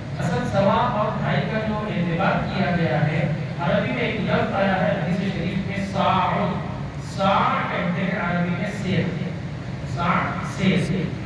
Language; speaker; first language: Urdu; native; Urdu